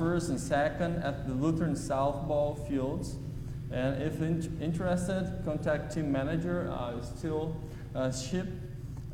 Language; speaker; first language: English; non-native, fluent; Portuguese